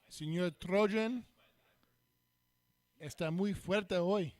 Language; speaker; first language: Spanish; non-native, learner; English